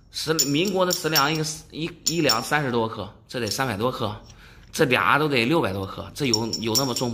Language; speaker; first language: Chinese; native; Chinese